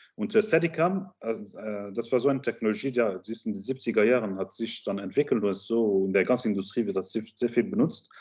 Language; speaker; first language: German; non-native, local second language; Arabic